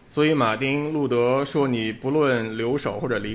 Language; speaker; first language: Chinese; non-native, local second language; Cantonese